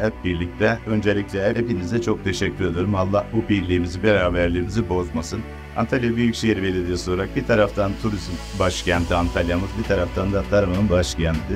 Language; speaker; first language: Turkish; native; Turkish